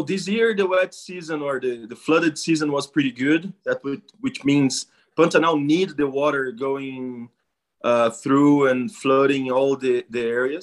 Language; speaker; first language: English; non-native, fluent; Portuguese